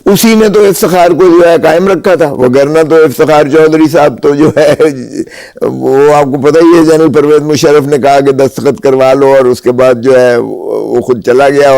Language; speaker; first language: Urdu; non-native, local second language; Saraiki